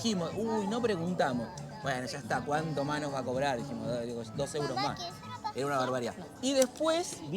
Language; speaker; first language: Spanish; native; Spanish